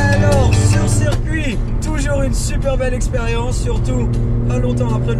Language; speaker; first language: French; native; French